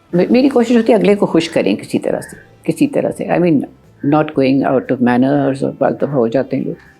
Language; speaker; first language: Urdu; native; Urdu